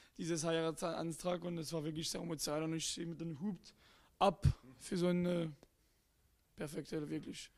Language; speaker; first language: German; non-native, local second language; Swiss German